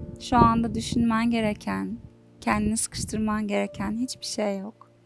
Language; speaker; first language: Turkish; native; Turkish